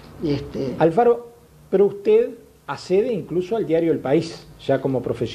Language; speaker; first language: Spanish; native; Spanish